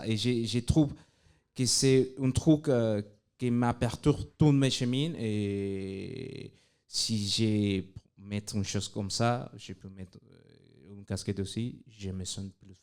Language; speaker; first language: French; non-native, fluent; Spanish